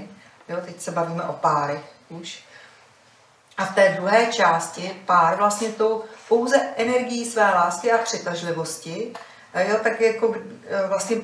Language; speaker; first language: Czech; native; Czech